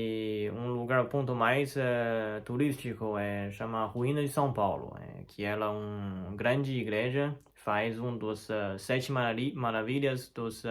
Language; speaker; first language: Portuguese; non-native, fluent; Chinese